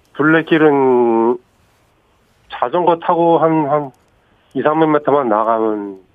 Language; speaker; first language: Korean; native; Korean